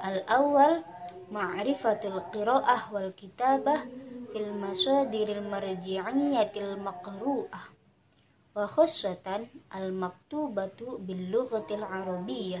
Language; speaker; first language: Arabic; non-native, learner; Indonesian